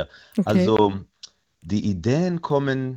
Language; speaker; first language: German; non-native, fluent; Hebrew